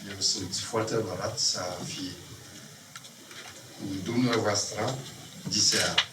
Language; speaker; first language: Romanian; non-native, learner; French